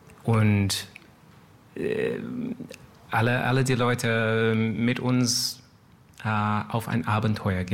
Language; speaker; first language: German; non-native, learner; French